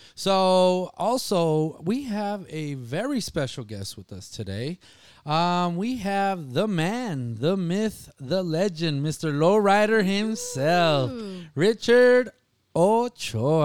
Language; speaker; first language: English; native; English